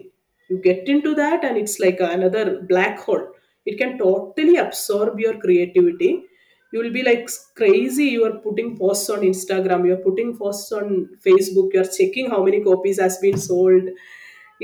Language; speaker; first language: English; non-native, local second language; Malayalam